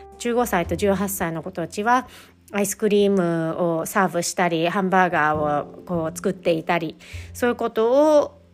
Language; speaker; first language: Japanese; early bilingual, heritage; Japanese